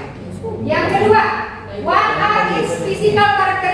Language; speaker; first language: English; non-native, learner; Indonesian